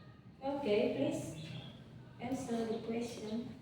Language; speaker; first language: English; non-native, learner; Indonesian